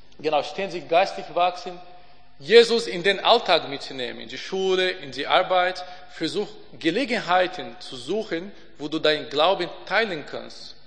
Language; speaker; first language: German; non-native, fluent; Portuguese